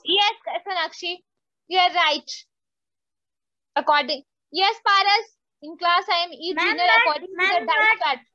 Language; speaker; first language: English; non-native, local second language; Hindi